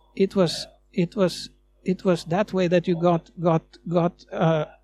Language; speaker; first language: English; non-native, fluent; Swedish